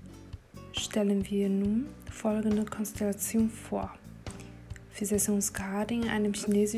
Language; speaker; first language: German; non-native, fluent; Chinese